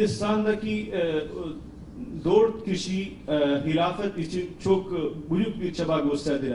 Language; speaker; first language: Turkish; non-native, fluent; Urdu